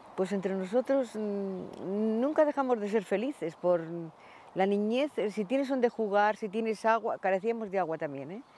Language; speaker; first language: Spanish; native; Spanish